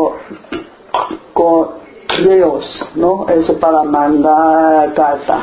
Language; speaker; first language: Spanish; non-native, learner; Chinese